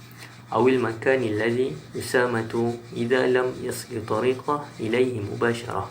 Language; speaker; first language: Arabic; non-native, learner; Malay